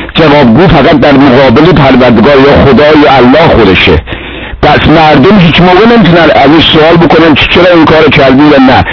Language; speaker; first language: Persian; non-native, local second language; Azerbaijani